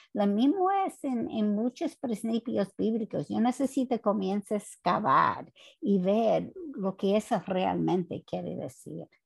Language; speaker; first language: Spanish; non-native, fluent; English